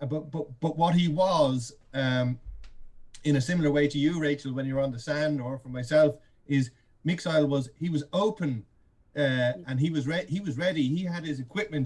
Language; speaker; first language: English; native; English